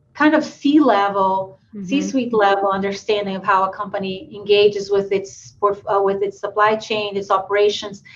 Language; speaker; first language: English; non-native, fluent; Portuguese